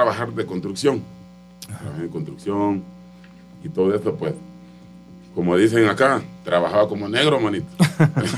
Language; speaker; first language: Spanish; non-native, local second language; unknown